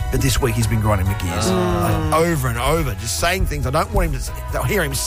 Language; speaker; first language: English; native; English